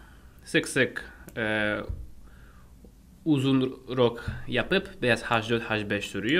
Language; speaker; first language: Turkish; non-native, fluent; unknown